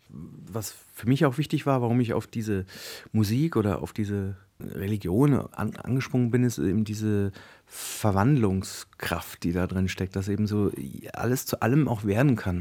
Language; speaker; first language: German; native; German